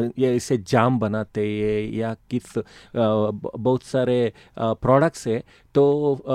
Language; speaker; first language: Hindi; non-native, local second language; Kannada